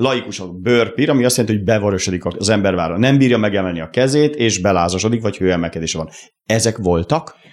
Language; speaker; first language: Hungarian; native; Hungarian